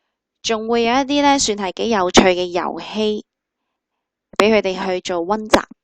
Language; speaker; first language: Cantonese; native; Cantonese